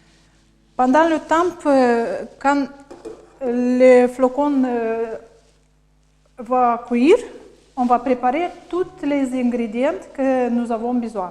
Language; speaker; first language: French; non-native, learner; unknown